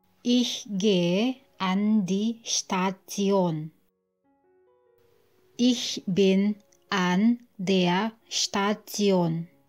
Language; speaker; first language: German; non-native, fluent; Indonesian